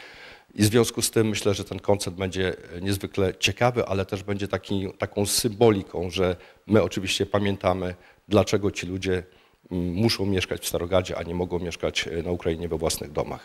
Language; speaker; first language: Polish; native; Polish